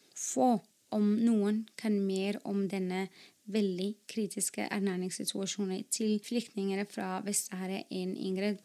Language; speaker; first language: Norwegian; non-native, fluent; Arabic